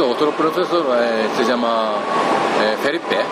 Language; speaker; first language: Spanish; non-native, learner; Japanese